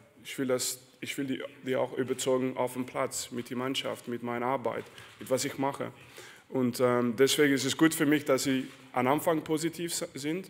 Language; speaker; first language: German; non-native, fluent; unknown